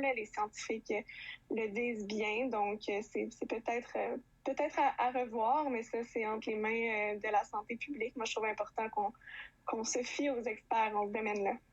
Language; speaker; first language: French; native; French